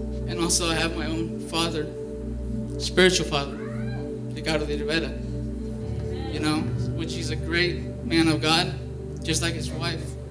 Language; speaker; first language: English; early bilingual, other home language; Spanish